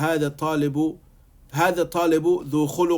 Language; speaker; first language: Arabic; non-native, fluent; English